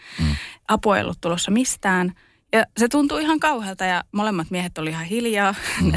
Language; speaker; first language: Finnish; early bilingual, other home language; Estonian